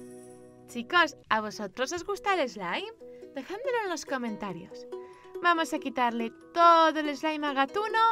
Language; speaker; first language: Spanish; native; Spanish